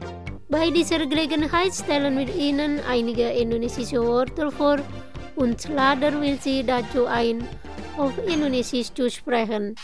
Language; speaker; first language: German; non-native, fluent; Indonesian